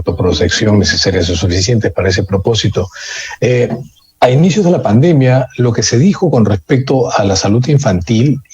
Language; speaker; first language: Spanish; native; Spanish